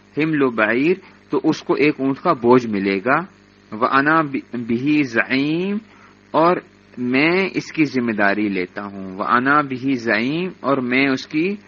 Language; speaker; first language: Urdu; native; Urdu